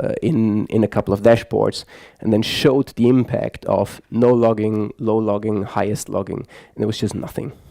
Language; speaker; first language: English; non-native, fluent; German